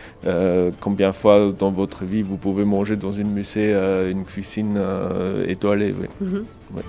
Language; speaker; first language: French; non-native, fluent; German